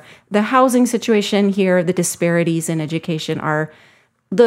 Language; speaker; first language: English; native; English